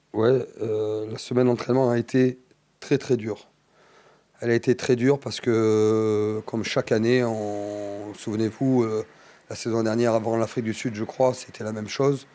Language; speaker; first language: French; native; French